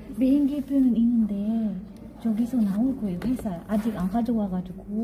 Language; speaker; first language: Korean; non-native, fluent; Filipino